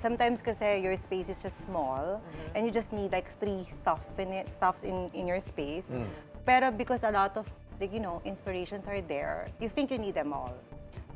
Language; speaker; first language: English; non-native, local second language; Pampanga